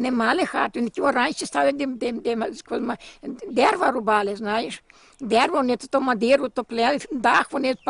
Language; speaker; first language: Ukrainian; early bilingual, heritage; Ukrainian